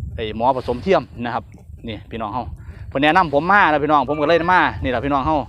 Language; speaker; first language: Thai; non-native, local second language; Khmer